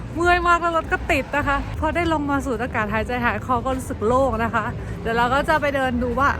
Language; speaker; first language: Thai; native; Thai